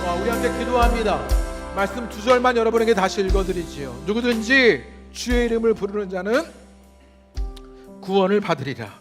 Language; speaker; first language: Korean; native; Korean